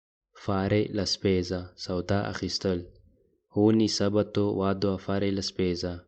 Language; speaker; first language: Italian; non-native, fluent; Pashto